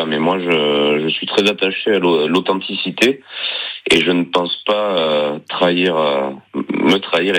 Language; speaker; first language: French; native; French